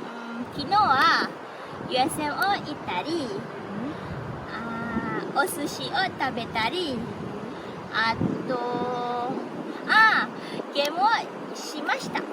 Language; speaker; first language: Japanese; non-native, learner; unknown